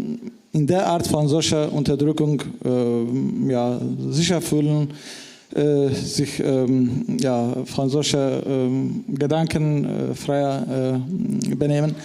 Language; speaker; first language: German; non-native, fluent; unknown